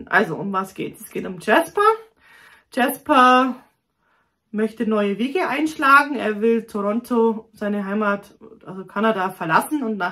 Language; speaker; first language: German; native; German